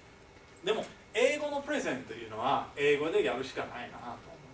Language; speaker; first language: Japanese; non-native, fluent; English